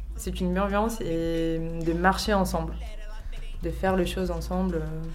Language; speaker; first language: French; non-native, fluent; Portuguese